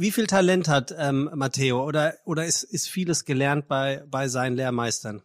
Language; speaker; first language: German; native; German